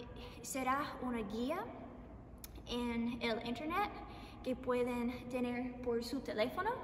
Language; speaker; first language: Spanish; non-native, learner; English